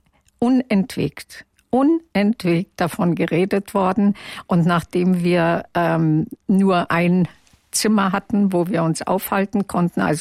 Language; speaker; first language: German; non-native, local second language; Yiddish